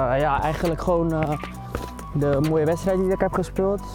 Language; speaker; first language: Dutch; native; Dutch